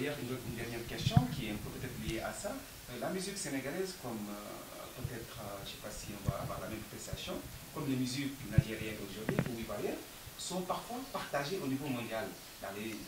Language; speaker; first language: French; non-native, local second language; Wolof